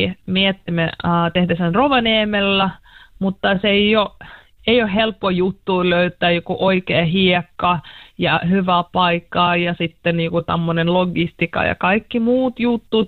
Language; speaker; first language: Finnish; non-native, fluent; Russian